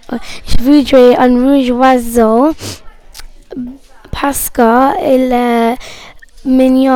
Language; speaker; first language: French; non-native, learner; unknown